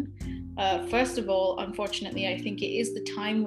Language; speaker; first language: English; native; English